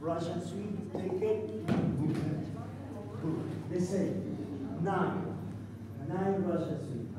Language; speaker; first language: English; non-native, learner; Spanish